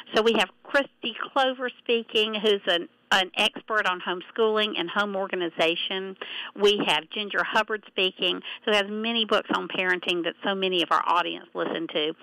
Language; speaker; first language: English; native; English